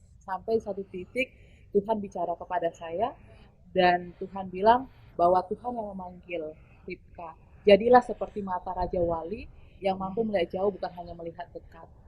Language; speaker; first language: Indonesian; native; Indonesian